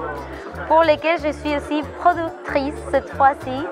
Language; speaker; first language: French; non-native, fluent; Spanish